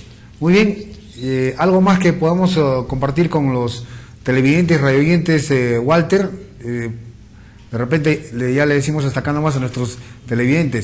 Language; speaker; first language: Spanish; native; Spanish